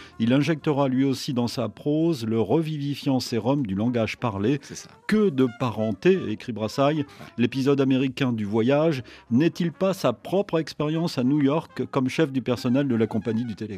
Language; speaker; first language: French; native; French